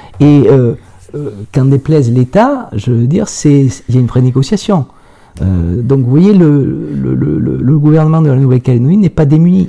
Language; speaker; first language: French; native; French